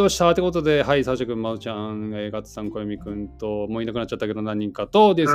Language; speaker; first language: Japanese; native; Japanese